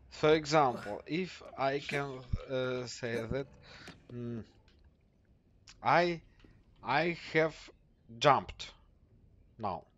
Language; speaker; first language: English; non-native, learner; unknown